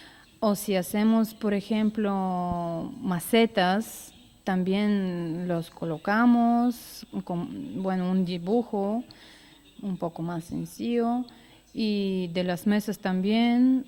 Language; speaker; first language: Spanish; non-native, learner; Bulgarian